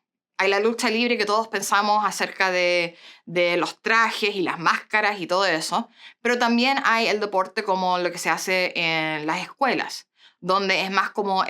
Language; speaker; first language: Spanish; non-native, fluent; English